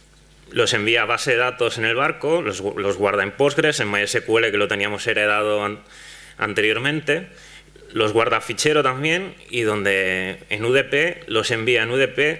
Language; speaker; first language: Spanish; non-native, local second language; Catalan